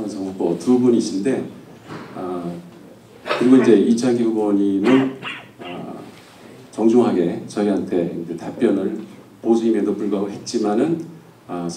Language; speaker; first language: Korean; native; Korean